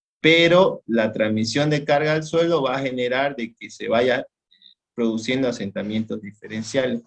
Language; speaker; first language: Spanish; native; Spanish